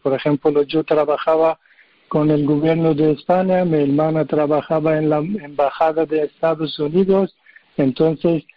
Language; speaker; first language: Spanish; non-native, learner; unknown